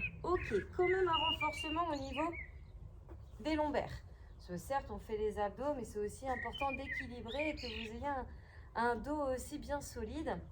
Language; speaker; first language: French; native; French